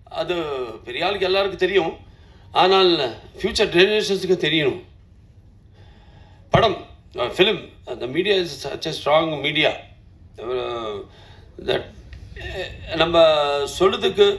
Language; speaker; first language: Tamil; non-native, learner; Telugu